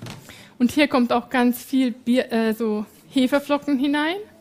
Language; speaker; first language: German; non-native, fluent; Hungarian